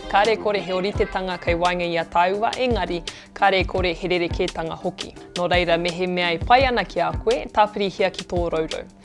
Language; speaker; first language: Māori; native; Māori